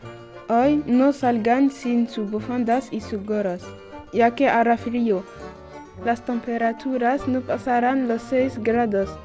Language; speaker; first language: Spanish; non-native, learner; French